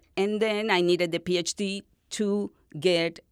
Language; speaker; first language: English; non-native, fluent; Spanish